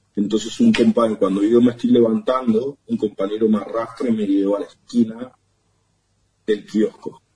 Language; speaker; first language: Spanish; native; Spanish